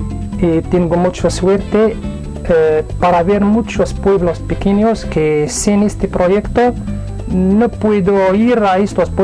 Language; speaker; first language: Spanish; non-native, learner; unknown